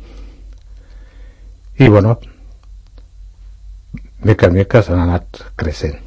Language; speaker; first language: Catalan; non-native, fluent; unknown